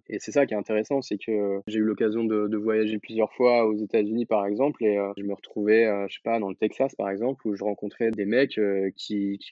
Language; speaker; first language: French; native; French